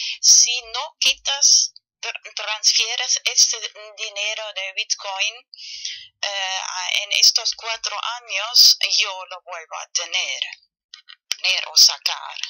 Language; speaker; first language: Spanish; non-native, fluent; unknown